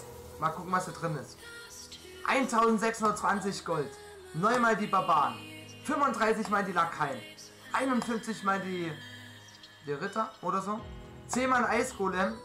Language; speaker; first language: German; native; German